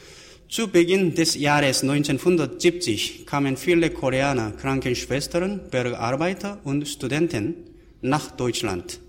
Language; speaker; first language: German; non-native, fluent; Korean